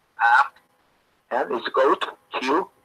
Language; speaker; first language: English; non-native, learner; Spanish